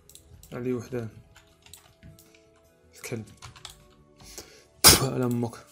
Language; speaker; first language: Arabic; native; Arabic